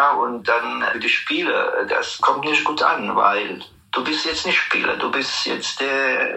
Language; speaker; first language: German; non-native, fluent; Hungarian